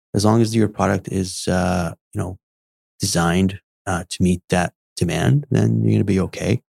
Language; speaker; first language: English; early bilingual, other home language; Arabic